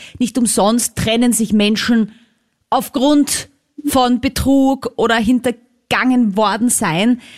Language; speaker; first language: German; native; German